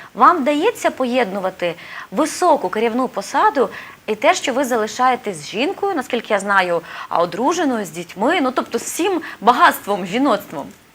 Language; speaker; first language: Ukrainian; native; Ukrainian